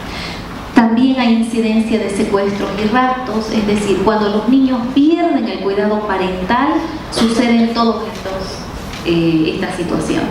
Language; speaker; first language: Spanish; native; Spanish